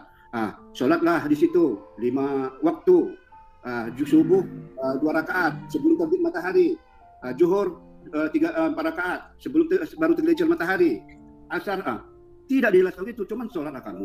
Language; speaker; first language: Indonesian; native; Indonesian